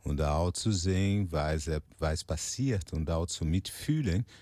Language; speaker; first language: German; non-native, learner; Portuguese